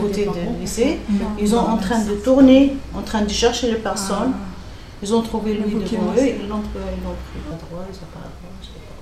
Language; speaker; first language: French; non-native, learner; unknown